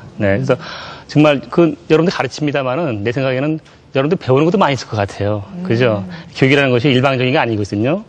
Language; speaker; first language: Korean; native; Korean